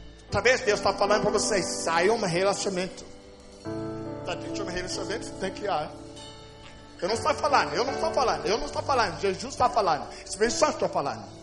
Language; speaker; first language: Portuguese; non-native, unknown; English